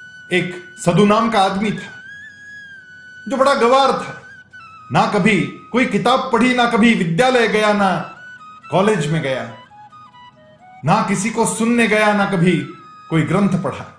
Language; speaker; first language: Hindi; native; Hindi